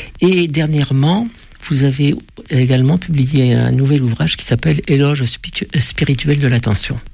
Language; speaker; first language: French; native; French